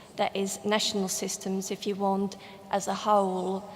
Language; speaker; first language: English; non-native, fluent; Czech